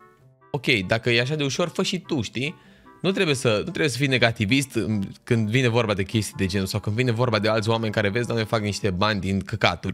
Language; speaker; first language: Romanian; native; Romanian